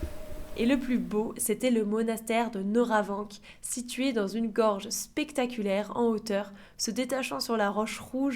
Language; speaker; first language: French; native; French